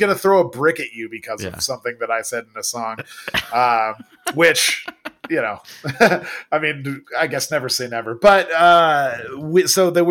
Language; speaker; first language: English; native; English